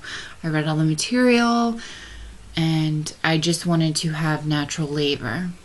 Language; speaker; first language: English; native; English